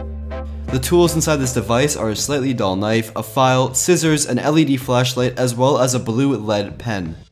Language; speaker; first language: English; native; English